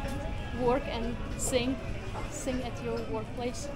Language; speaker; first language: English; non-native, fluent; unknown